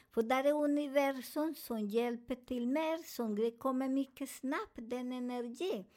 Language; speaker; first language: Swedish; non-native, learner; Spanish